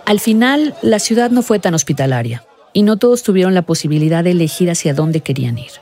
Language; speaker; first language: Spanish; native; Spanish